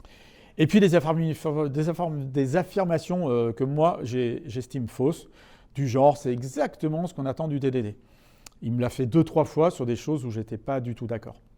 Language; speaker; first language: French; native; French